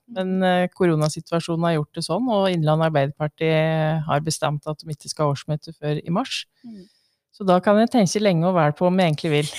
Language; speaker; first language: Norwegian; native; Norwegian